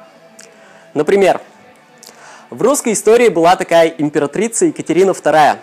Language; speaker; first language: Russian; native; Russian